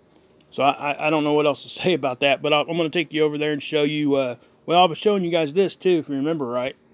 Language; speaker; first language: English; native; English